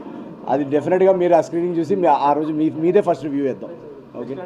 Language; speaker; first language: Telugu; native; Telugu